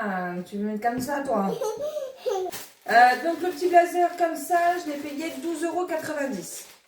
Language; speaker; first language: French; native; French